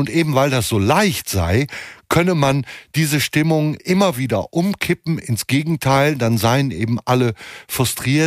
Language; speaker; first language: German; native; German